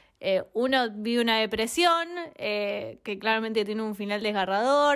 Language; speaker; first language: Spanish; native; Spanish